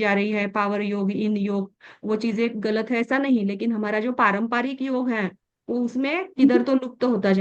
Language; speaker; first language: Hindi; native; Hindi